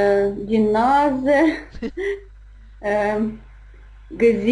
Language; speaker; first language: German; non-native, learner; Russian